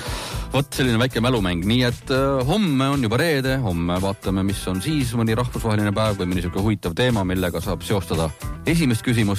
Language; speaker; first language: Estonian; native; Estonian